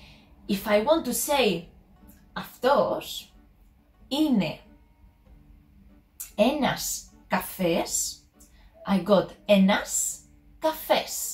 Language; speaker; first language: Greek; non-native, learner; English